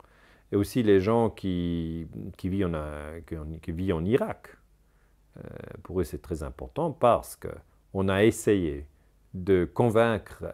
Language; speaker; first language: French; non-native, local second language; German